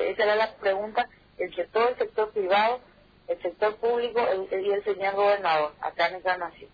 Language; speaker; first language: Spanish; native; Spanish